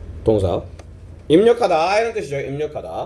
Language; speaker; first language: Korean; native; Korean